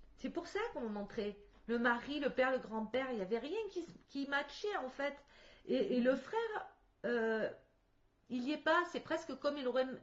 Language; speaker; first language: French; native; French